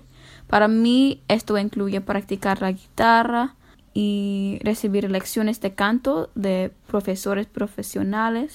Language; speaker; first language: Spanish; non-native, fluent; English